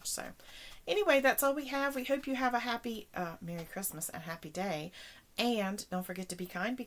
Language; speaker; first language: English; native; English